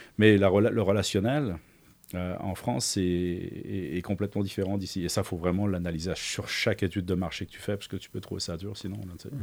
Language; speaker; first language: French; native; French